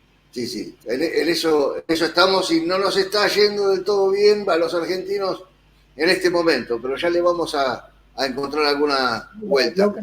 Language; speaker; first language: Spanish; native; Spanish